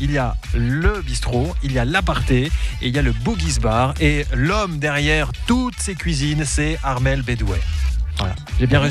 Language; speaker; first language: French; native; French